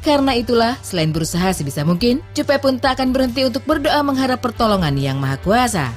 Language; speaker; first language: Indonesian; native; Indonesian